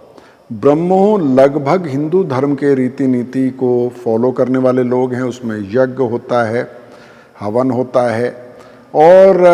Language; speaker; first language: Hindi; native; Hindi